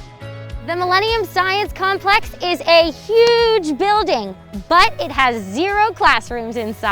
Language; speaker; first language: English; native; English